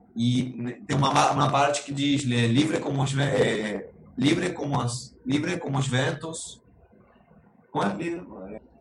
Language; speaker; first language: Portuguese; non-native, fluent; Spanish